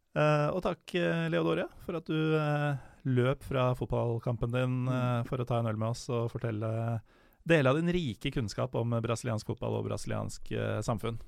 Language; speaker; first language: Norwegian; native; Norwegian